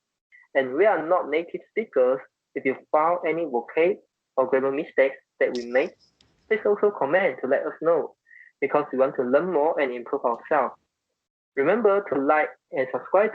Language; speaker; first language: English; non-native, learner; Chinese